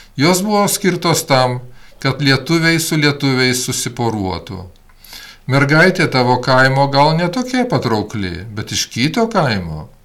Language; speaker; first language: Lithuanian; early bilingual, heritage; Lithuanian